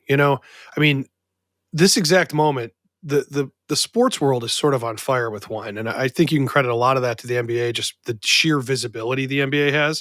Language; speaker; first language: English; native; English